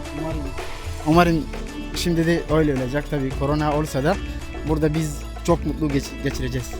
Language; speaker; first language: Turkish; non-native, learner; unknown